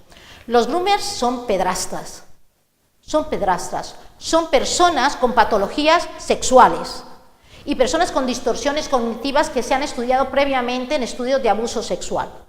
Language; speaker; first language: Spanish; native; Spanish